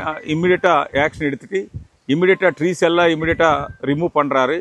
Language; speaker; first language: Tamil; non-native, local second language; Telugu